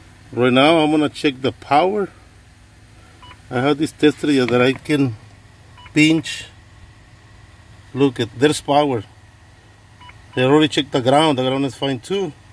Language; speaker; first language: English; non-native, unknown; Spanish